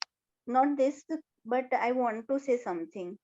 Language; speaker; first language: English; non-native, learner; Hindi